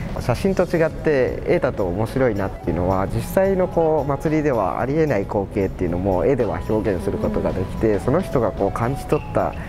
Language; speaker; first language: Japanese; native; Japanese